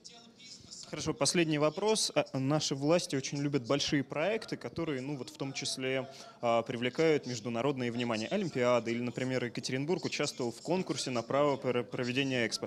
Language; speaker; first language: Russian; native; Russian